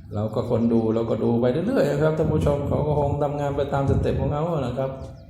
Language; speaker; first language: Thai; native; Thai